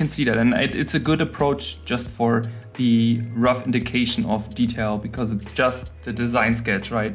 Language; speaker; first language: English; non-native, fluent; German